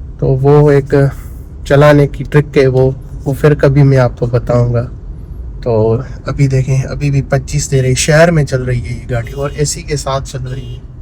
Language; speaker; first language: Urdu; non-native, local second language; Sindhi